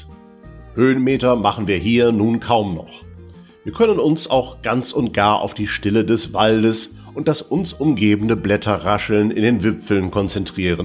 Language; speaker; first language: German; native; German